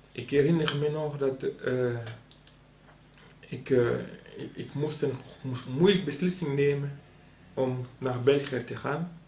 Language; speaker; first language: Dutch; non-native, local second language; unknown